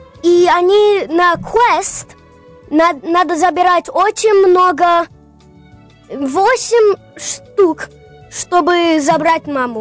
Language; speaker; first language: Russian; early bilingual, heritage; English